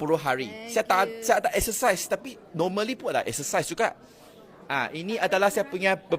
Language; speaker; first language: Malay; non-native, local second language; Chinese